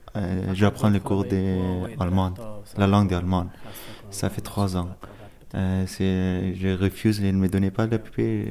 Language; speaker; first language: French; non-native, learner; Persian